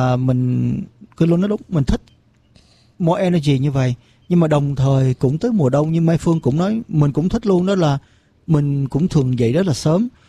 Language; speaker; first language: Vietnamese; early bilingual, heritage; Vietnamese